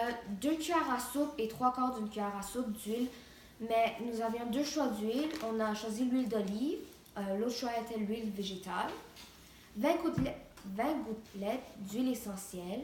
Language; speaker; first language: French; non-native, local second language; English